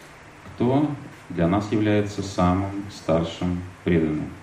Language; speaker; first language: Russian; native; Russian